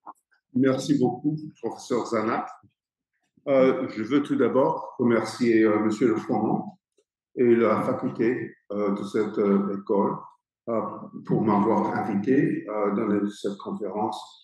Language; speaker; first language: French; non-native, fluent; English